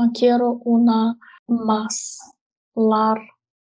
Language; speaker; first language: Spanish; non-native, learner; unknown